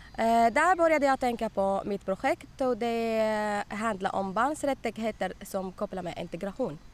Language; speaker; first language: Swedish; non-native, learner; Arabic